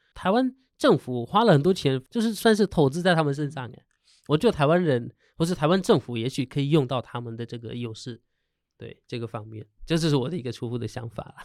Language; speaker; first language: Chinese; non-native, fluent; Hindi